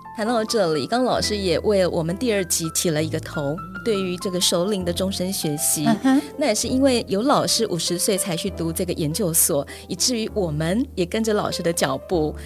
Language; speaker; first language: Chinese; non-native, local second language; Min Nan Chinese